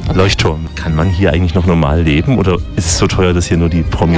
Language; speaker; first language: German; native; German